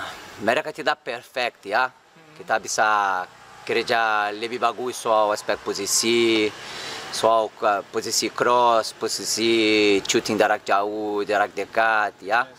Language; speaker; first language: Indonesian; non-native, learner; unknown